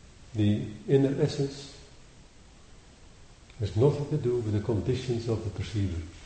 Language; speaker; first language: English; non-native, fluent; Dutch